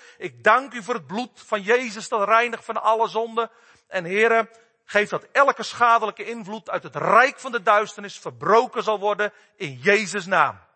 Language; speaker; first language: Dutch; native; Dutch